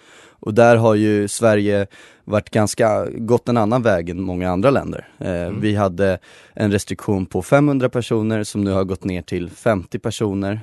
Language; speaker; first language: Swedish; native; Swedish